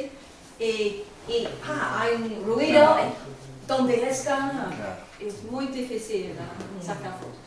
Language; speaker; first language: Spanish; non-native, learner; English